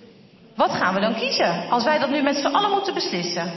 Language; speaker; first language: Dutch; native; Dutch